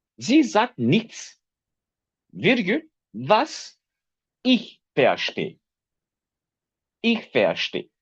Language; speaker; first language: German; non-native, fluent; Turkish